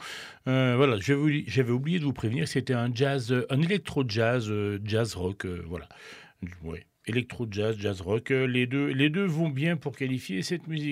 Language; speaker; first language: French; native; French